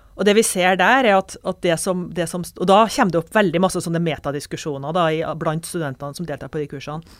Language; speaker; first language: Norwegian; native; Norwegian